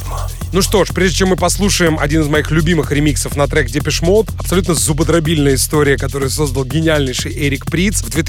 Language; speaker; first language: Russian; native; Russian